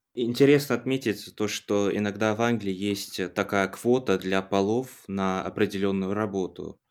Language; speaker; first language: Russian; non-native, fluent; English